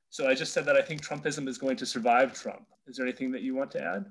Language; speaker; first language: English; native; English